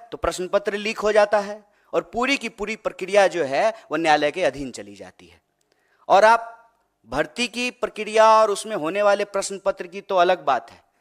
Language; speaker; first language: Hindi; native; Hindi